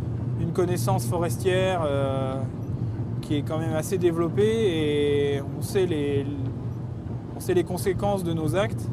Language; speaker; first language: French; native; French